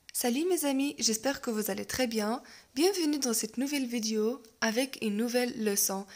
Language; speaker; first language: French; non-native, local second language; Arabic